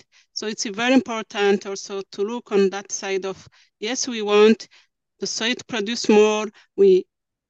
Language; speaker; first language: English; non-native, local second language; Kinyarwanda